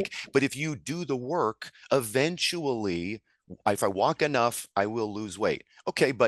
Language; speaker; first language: English; native; English